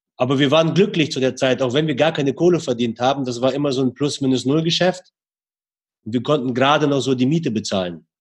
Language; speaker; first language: German; early bilingual, other home language; Russian